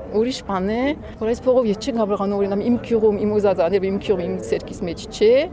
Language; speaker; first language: Armenian; early bilingual, heritage; Armenian